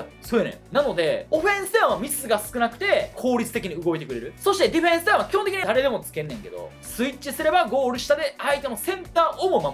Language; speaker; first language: Japanese; native; Japanese